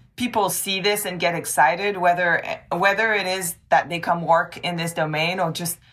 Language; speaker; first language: English; non-native, fluent; French